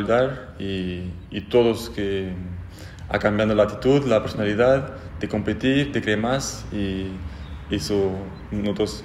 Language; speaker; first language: Spanish; non-native, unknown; French